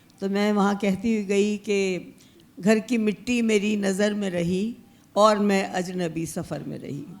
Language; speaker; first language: Urdu; native; Urdu